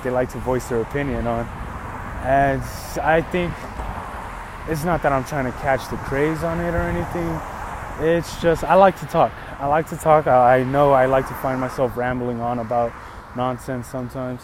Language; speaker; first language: English; native; English